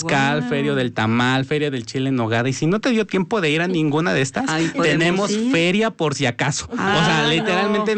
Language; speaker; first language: Spanish; native; Spanish